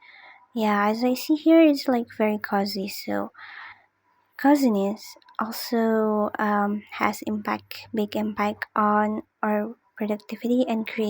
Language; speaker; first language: English; non-native, learner; Indonesian